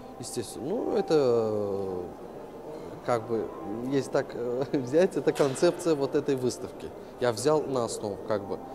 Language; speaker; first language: Russian; non-native, local second language; Azerbaijani